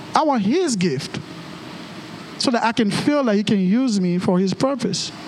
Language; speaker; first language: English; non-native, fluent; Haitian Creole